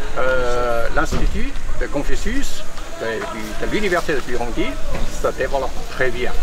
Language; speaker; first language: French; non-native, fluent; Chinese